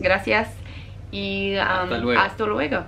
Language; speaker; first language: Spanish; non-native, learner; English